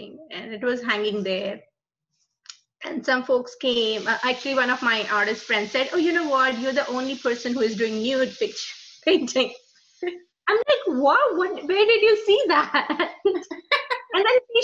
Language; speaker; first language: English; non-native, local second language; Hindi